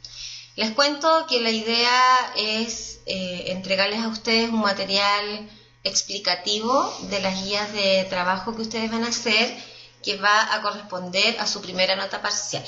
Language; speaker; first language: Spanish; native; Spanish